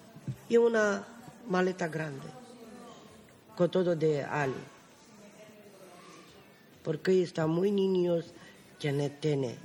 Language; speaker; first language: Spanish; non-native, learner; Romany